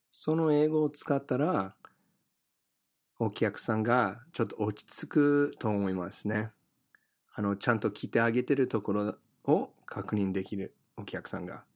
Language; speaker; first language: Japanese; non-native, fluent; English